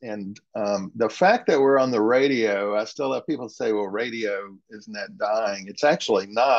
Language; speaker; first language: English; native; English